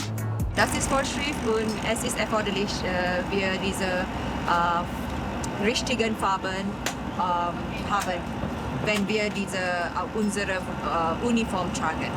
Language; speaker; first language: German; non-native, fluent; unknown